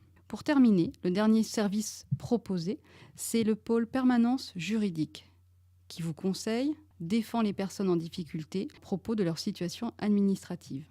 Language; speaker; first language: French; non-native, learner; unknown